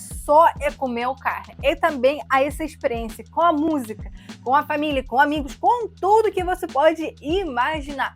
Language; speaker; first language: Portuguese; non-native, fluent; Russian